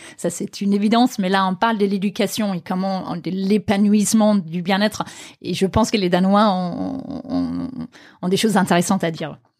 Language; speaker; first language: French; non-native, fluent; Danish